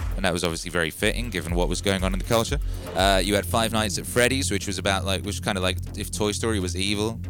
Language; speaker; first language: English; native; English